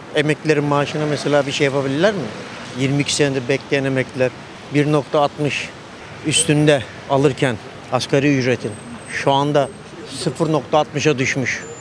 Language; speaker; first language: Turkish; native; Turkish